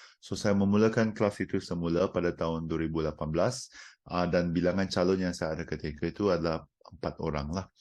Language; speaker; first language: Malay; non-native, local second language; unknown